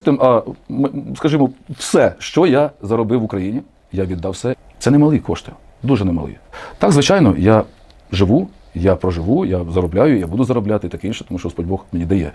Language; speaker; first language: Ukrainian; native; Ukrainian